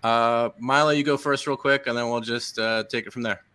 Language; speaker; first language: English; native; English